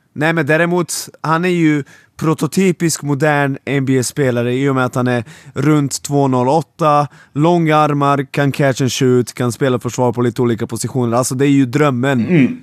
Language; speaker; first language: Swedish; non-native, fluent; Serbian